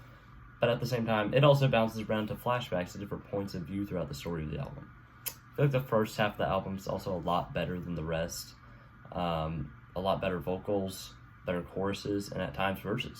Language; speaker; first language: English; native; English